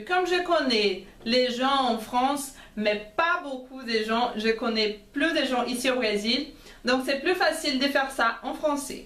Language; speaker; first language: French; non-native, fluent; Portuguese